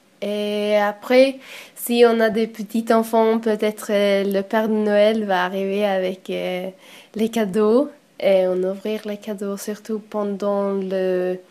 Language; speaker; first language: French; non-native, learner; Swedish